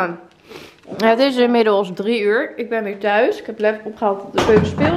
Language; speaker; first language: Dutch; native; Dutch